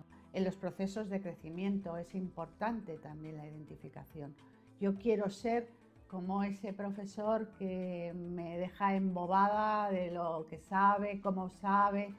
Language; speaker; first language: Spanish; native; Spanish